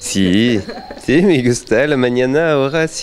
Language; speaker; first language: Spanish; non-native, learner; French